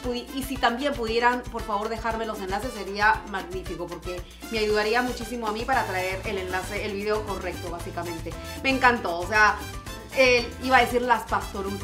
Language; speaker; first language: Spanish; native; Spanish